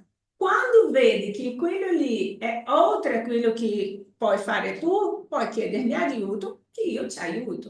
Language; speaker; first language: Italian; non-native, fluent; Portuguese